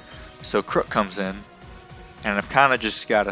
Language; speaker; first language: English; native; English